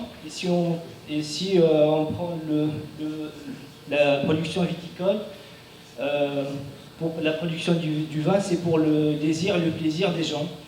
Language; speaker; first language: French; non-native, fluent; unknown